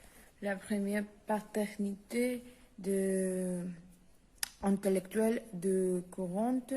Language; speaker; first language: French; non-native, learner; Spanish